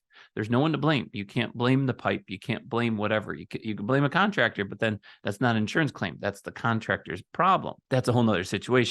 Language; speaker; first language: English; native; English